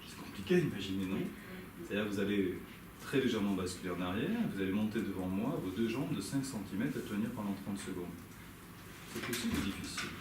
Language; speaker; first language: French; native; French